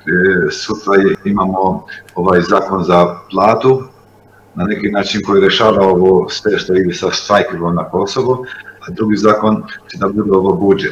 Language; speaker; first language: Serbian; non-native, local second language; Albanian